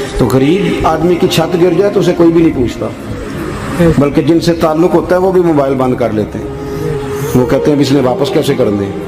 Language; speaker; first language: Urdu; non-native, local second language; Punjabi